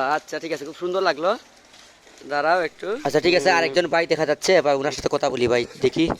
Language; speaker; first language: Bangla; non-native, local second language; Sylheti